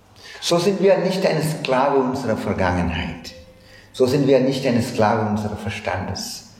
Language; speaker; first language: German; non-native, fluent; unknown